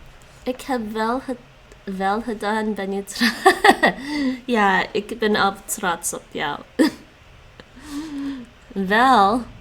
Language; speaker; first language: Dutch; non-native, learner; English